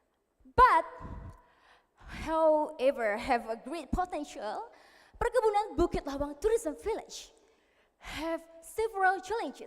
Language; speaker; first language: English; non-native, learner; Indonesian